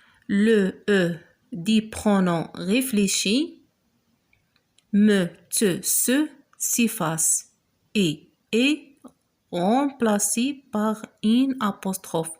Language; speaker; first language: French; non-native, local second language; Arabic